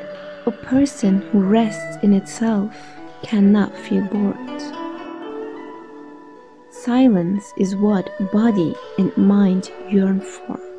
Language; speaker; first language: English; non-native, fluent; German